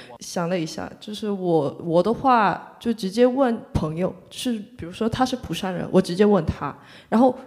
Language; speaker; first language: Chinese; non-native, fluent; Korean